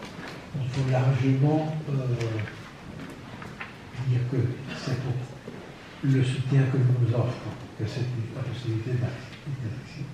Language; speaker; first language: French; non-native, fluent; Italian